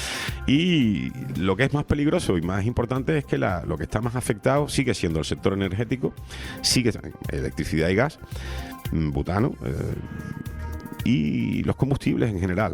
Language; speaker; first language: Spanish; native; Spanish